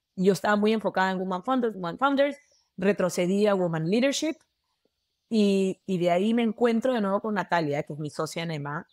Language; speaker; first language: Spanish; native; Spanish